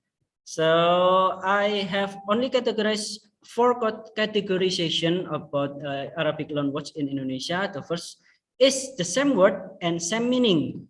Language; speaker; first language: English; non-native, fluent; Indonesian